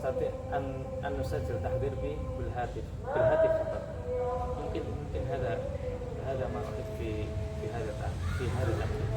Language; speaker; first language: Arabic; non-native, learner; Indonesian